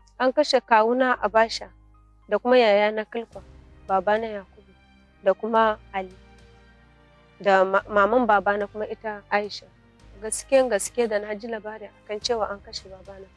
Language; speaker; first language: Hausa; non-native, local second language; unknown